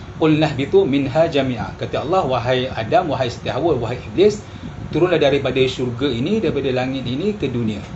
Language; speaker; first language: Malay; early bilingual, heritage; Malay